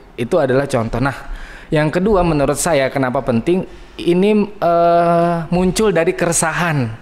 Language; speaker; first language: Indonesian; native; Indonesian